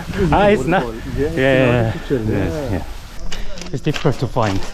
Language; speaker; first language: English; non-native, learner; Korean